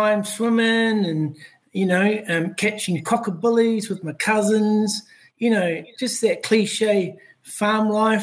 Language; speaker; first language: English; native; English